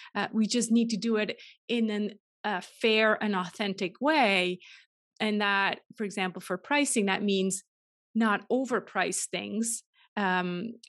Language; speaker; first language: English; non-native, fluent; German